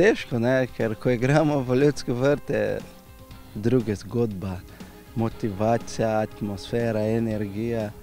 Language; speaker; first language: Slovenian; non-native, learner; Portuguese